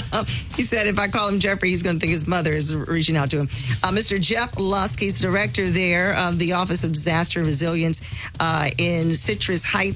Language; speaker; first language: English; native; English